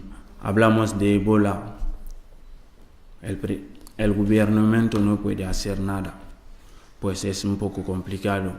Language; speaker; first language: Spanish; non-native, learner; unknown